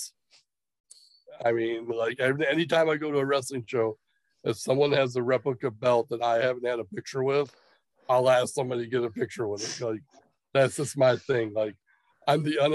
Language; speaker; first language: English; native; English